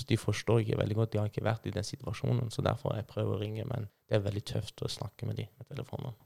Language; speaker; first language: Norwegian; non-native, fluent; Persian